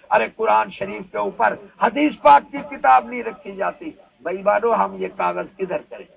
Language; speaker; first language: Urdu; non-native, local second language; Punjabi